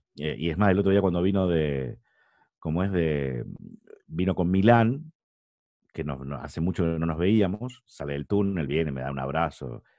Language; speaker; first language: Spanish; native; Spanish